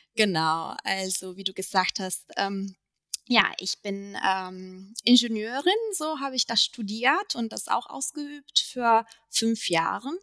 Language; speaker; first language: German; non-native, fluent; Italian